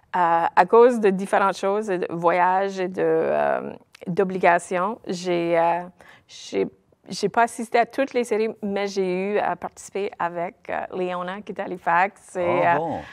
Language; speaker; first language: French; native; French